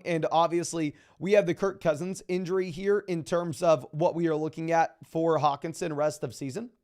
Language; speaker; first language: English; native; English